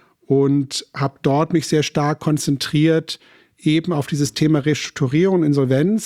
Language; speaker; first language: German; native; German